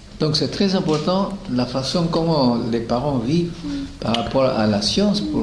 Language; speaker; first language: French; non-native, fluent; Spanish